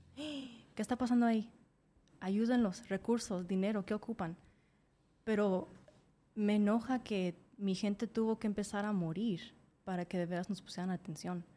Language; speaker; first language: Spanish; early bilingual, other home language; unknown